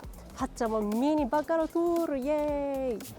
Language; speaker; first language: Italian; non-native, fluent; Japanese